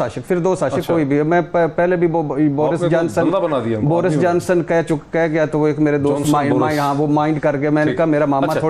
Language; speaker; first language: Urdu; native; Urdu